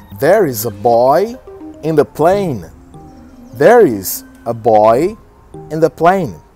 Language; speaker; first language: English; non-native, fluent; Portuguese